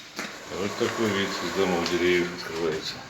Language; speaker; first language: Russian; native; Russian